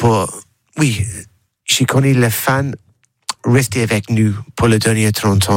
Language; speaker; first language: French; non-native, learner; English